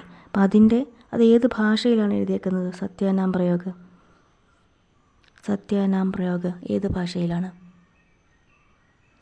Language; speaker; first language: Malayalam; native; Malayalam